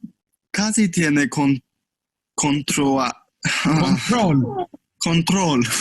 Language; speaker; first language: Spanish; non-native, learner; English